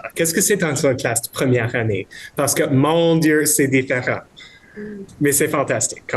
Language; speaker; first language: French; non-native, local second language; English